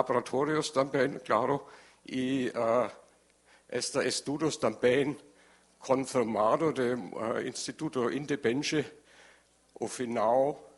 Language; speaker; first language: Portuguese; non-native, learner; German